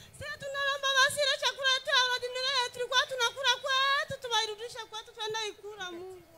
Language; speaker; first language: Swahili; native; Swahili